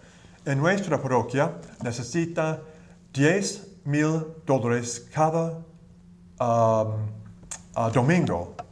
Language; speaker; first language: Spanish; non-native, learner; English